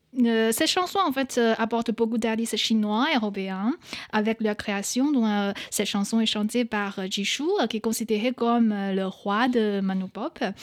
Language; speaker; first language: French; non-native, fluent; Chinese